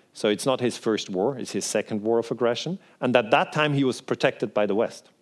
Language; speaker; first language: English; non-native, fluent; Swiss German